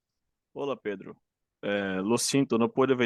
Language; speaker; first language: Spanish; non-native, learner; Portuguese